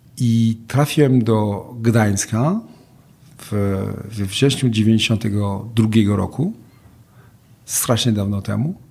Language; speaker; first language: Polish; non-native, fluent; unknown